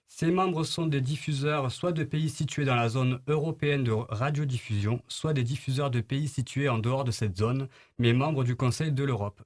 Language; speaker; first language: French; native; French